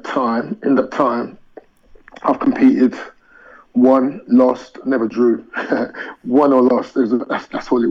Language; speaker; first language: English; native; English